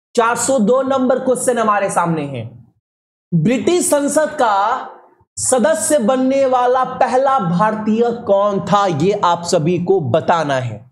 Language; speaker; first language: Hindi; native; Hindi